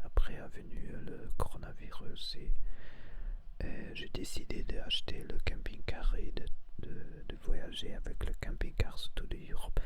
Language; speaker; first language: French; non-native, learner; Spanish